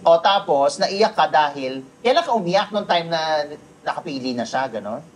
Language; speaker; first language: Filipino; native; Filipino